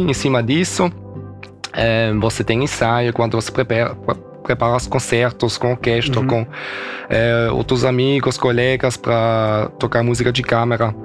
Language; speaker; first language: Portuguese; early bilingual, heritage; German